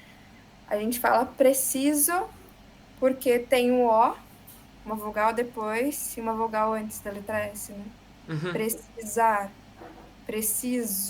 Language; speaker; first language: Portuguese; native; Portuguese